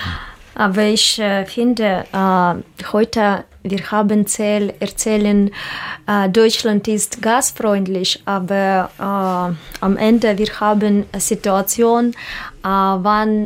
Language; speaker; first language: German; non-native, learner; Russian